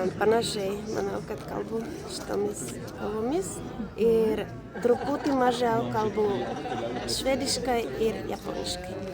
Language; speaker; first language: Lithuanian; non-native, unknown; Finnish